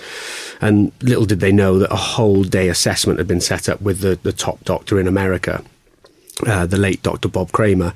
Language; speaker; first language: English; native; English